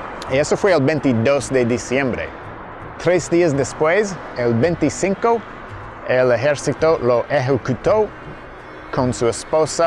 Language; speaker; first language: Spanish; non-native, fluent; English